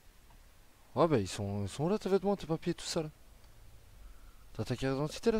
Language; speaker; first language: French; native; French